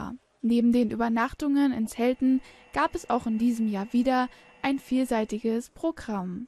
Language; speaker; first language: German; native; German